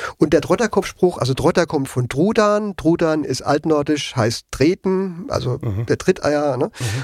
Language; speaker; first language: German; native; German